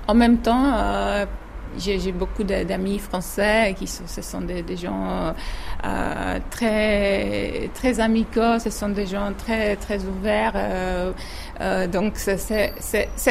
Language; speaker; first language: French; non-native, fluent; Czech